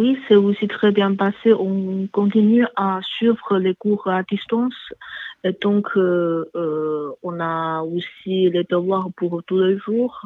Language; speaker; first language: French; non-native, learner; Chinese